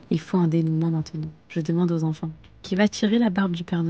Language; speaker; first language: French; native; French